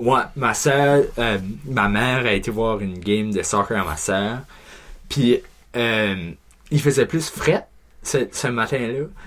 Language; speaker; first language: French; native; French